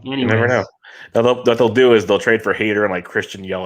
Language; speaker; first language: English; native; English